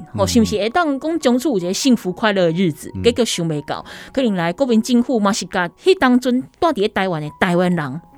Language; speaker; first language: Chinese; native; Chinese